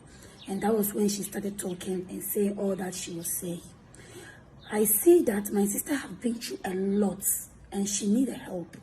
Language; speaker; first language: English; non-native, local second language; Akan